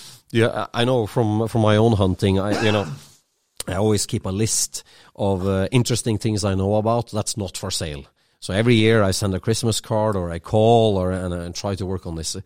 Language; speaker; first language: English; non-native, fluent; Norwegian